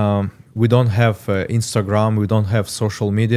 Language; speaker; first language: English; non-native, learner; Russian